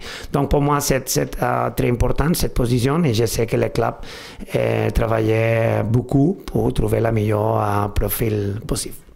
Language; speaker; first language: French; non-native, fluent; Spanish